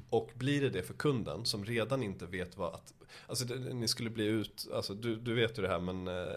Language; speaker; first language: Swedish; early bilingual, other home language; Persian